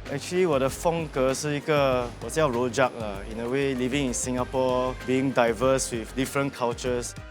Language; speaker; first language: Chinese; native; Chinese